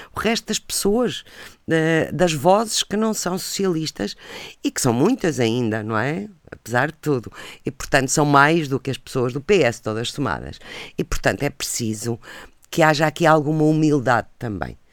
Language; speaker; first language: Portuguese; native; Portuguese